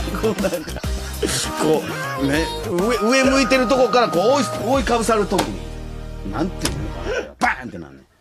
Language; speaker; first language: Japanese; native; Japanese